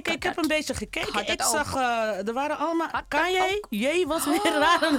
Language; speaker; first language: Dutch; native; Dutch